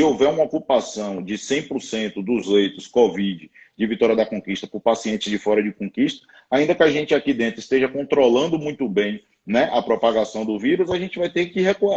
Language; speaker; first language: Portuguese; native; Portuguese